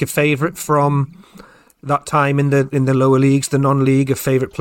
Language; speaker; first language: English; native; English